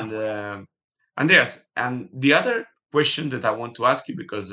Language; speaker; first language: English; non-native, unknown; Italian